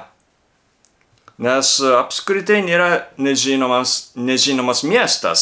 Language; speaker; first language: Lithuanian; non-native, learner; Japanese